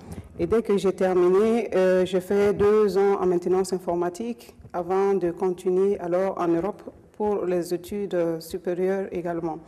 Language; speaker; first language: French; non-native, local second language; Mossi